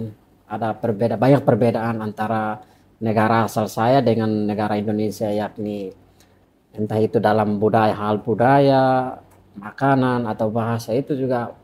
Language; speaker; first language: Indonesian; non-native, fluent; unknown